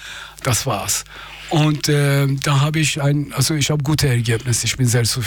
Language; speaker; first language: German; non-native, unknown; Persian